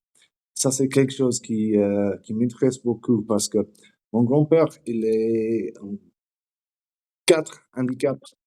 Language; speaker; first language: French; non-native, learner; English